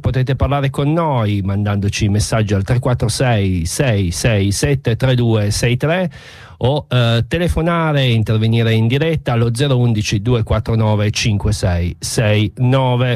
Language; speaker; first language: Italian; native; Italian